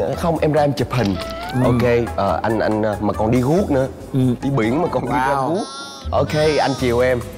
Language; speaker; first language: Vietnamese; native; Vietnamese